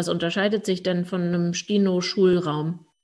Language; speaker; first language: German; native; German